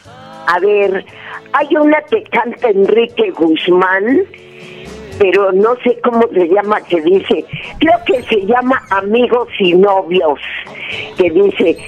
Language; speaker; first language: Spanish; native; Spanish